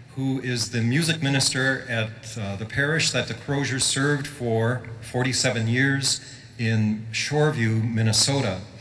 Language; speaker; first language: English; native; English